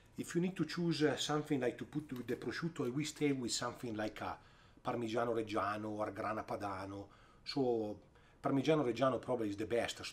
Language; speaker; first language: English; non-native, fluent; Italian